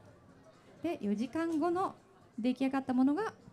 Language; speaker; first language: Japanese; native; Japanese